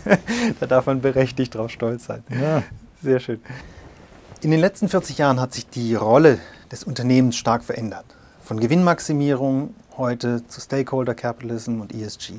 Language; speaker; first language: German; native; German